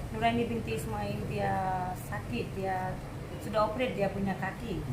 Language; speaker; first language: Malay; non-native, learner; Bangla